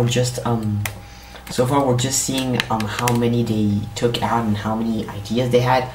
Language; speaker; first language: English; native; English